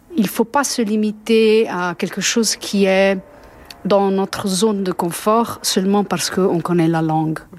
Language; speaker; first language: French; non-native, fluent; Italian